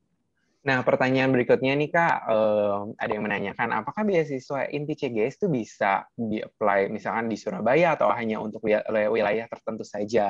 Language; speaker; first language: Indonesian; native; Indonesian